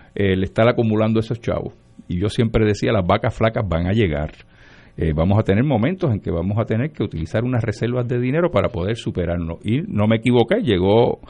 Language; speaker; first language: Spanish; native; Spanish